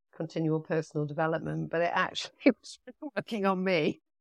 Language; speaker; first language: English; native; English